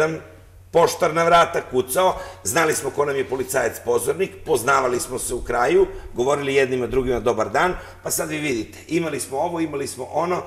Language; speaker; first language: Serbian; native; Serbian